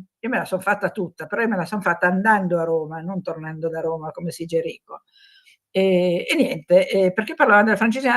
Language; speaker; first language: Italian; native; Italian